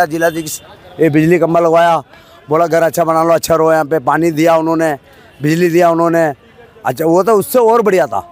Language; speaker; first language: Hindi; non-native, local second language; Tamil